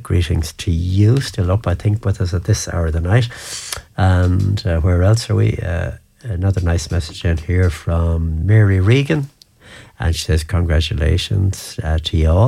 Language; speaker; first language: English; native; English